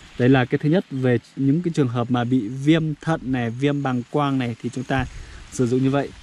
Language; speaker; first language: Vietnamese; non-native, local second language; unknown